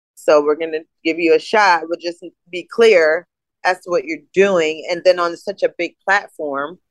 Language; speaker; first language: English; native; English